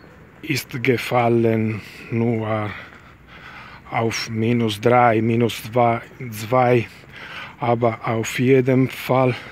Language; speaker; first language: German; non-native, learner; Italian